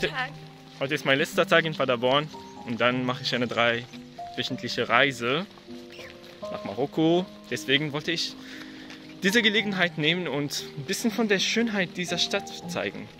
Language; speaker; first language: German; non-native, fluent; Arabic